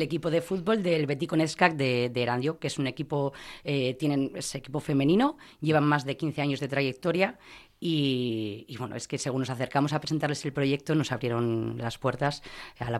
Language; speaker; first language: Spanish; native; Spanish